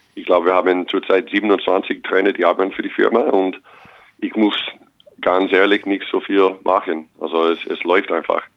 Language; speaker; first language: German; non-native, fluent; English